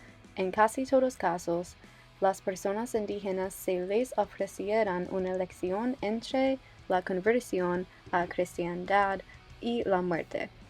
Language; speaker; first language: Spanish; non-native, learner; English